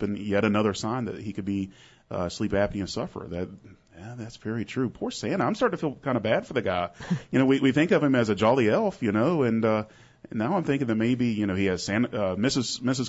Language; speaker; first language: English; native; English